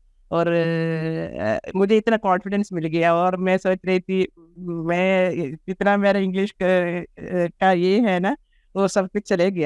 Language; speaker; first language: Hindi; non-native, local second language; Malayalam